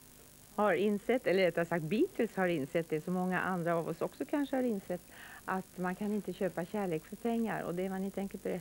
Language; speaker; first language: Swedish; native; Swedish